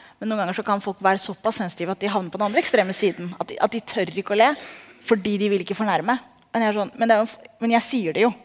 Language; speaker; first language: Norwegian; early bilingual, other home language; Somali